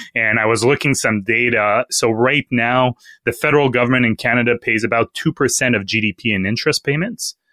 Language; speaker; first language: English; non-native, fluent; French